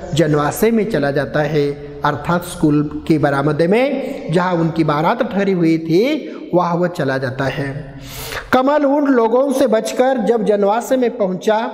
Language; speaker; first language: Hindi; non-native, local second language; Marathi